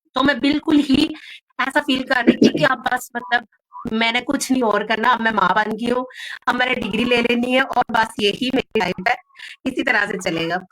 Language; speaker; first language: Urdu; non-native, local second language; Punjabi